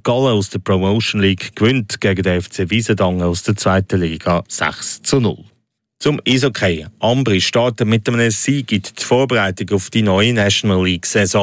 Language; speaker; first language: German; native; German